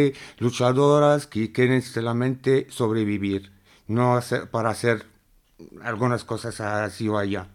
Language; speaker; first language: Spanish; non-native, fluent; Arabic